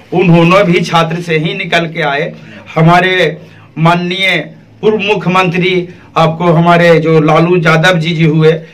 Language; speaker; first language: Hindi; native; Hindi